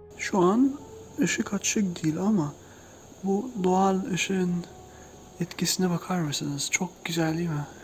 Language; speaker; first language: Turkish; non-native, fluent; Arabic